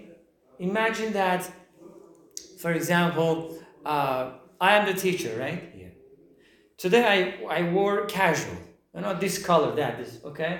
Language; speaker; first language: English; non-native, fluent; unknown